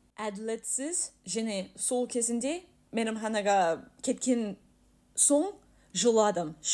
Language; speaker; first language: Kazakh; non-native, learner; English